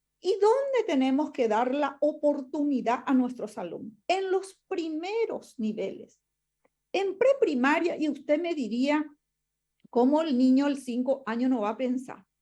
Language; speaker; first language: Spanish; non-native, local second language; Guarani